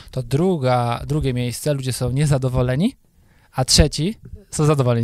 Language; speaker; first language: Polish; native; Polish